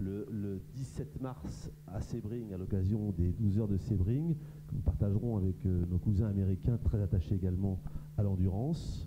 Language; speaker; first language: French; native; French